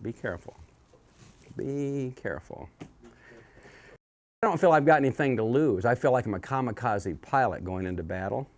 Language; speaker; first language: English; native; English